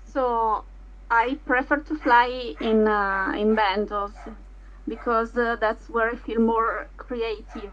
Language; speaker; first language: English; non-native, fluent; Italian